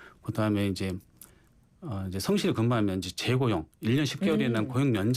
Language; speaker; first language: Korean; native; Korean